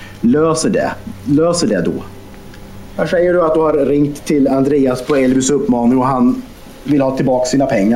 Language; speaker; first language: Swedish; native; Swedish